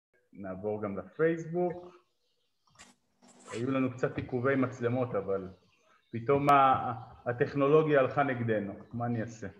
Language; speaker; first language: Hebrew; native; Hebrew